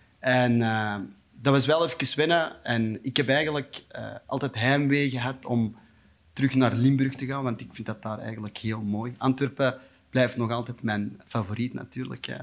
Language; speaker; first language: Dutch; non-native, local second language; Turkish